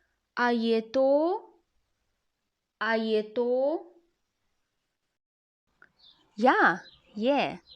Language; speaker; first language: Slovenian; non-native, learner; Chinese